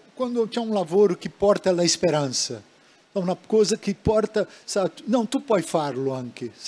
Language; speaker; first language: Italian; non-native, learner; Portuguese